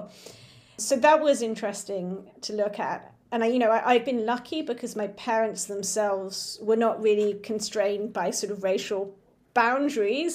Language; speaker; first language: English; native; English